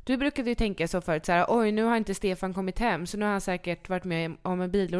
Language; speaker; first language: Swedish; native; Swedish